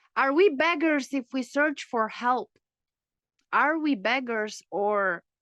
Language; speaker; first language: English; non-native, fluent; Romanian